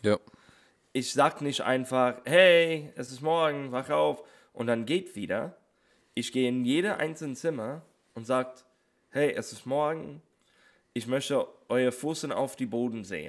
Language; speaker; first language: German; non-native, fluent; English